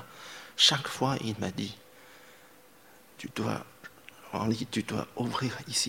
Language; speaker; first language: French; non-native, fluent; Chinese